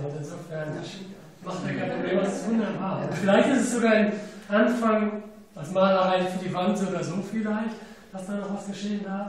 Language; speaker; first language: German; native; German